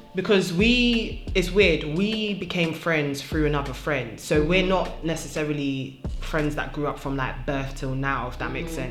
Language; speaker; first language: English; non-native, local second language; French